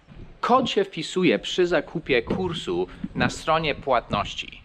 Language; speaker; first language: Polish; non-native, fluent; English